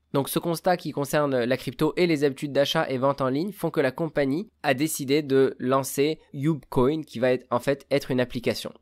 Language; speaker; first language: French; native; French